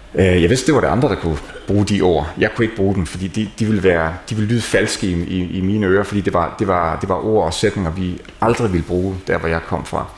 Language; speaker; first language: Danish; native; Danish